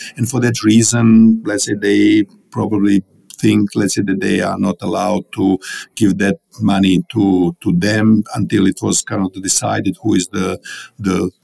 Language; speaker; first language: English; non-native, fluent; Bosnian